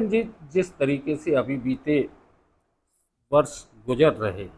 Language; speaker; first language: Hindi; native; Hindi